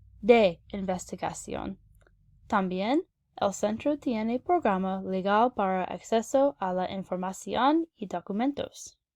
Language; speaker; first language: Spanish; non-native, learner; English